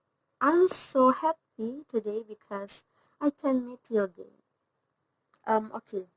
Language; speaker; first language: English; non-native, learner; Indonesian